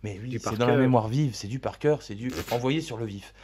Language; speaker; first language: French; native; French